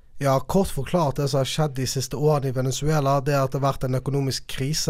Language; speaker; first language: Norwegian; native; Norwegian